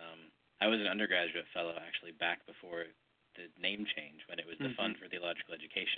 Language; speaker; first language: English; native; English